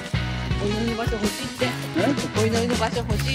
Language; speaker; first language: Japanese; native; Japanese